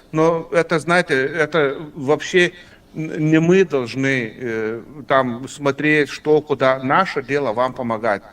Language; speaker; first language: Russian; non-native, fluent; Lithuanian